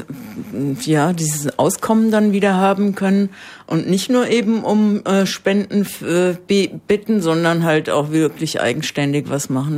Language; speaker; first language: German; native; German